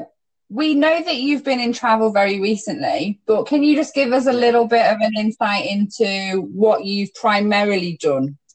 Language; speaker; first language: English; native; English